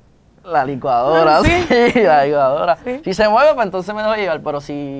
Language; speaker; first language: Spanish; native; Spanish